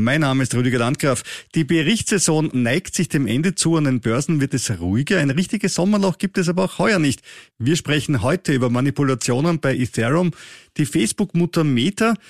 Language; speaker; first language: German; native; German